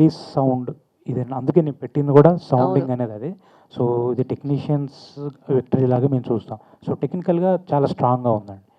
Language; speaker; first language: Telugu; native; Telugu